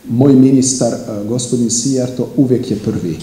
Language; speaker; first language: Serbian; non-native, fluent; Hungarian